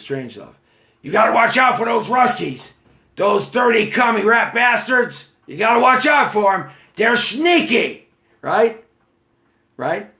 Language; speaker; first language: English; native; English